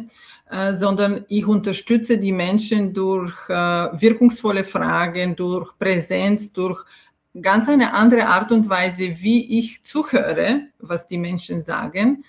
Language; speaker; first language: German; non-native, fluent; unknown